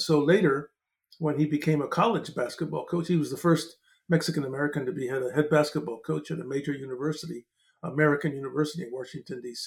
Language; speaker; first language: English; native; English